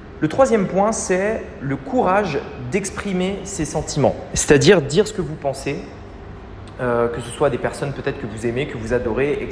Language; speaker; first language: French; native; French